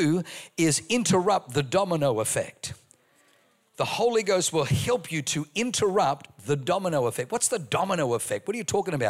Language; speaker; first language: English; non-native, local second language; German